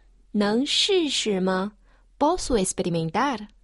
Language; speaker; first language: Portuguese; non-native, fluent; Chinese